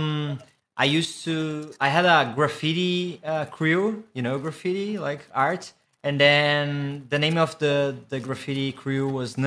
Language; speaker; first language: English; non-native, fluent; Portuguese